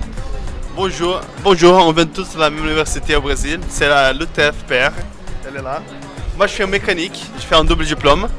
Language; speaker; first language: French; non-native, fluent; Portuguese